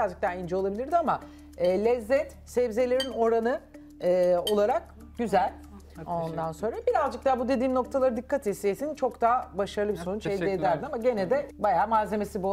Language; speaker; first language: Turkish; native; Turkish